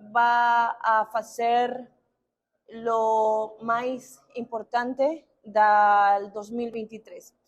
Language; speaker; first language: Portuguese; non-native, learner; Spanish